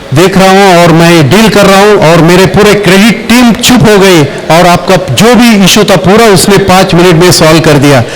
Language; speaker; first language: Hindi; non-native, local second language; Marathi